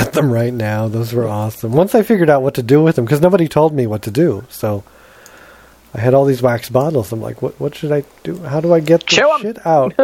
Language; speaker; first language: English; native; English